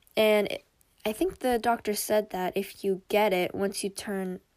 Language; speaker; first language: English; early bilingual, other home language; Korean